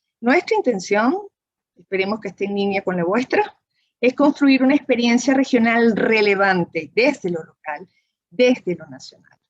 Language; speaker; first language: Spanish; native; Spanish